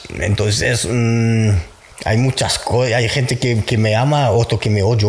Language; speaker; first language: Spanish; non-native, fluent; French